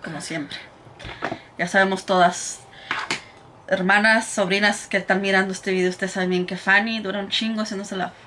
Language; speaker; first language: Spanish; early bilingual, heritage; Spanish